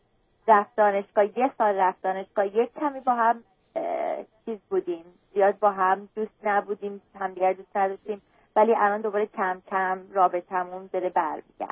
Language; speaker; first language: Persian; early bilingual, heritage; Persian